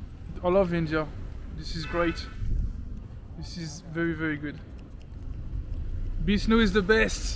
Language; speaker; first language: English; non-native, fluent; French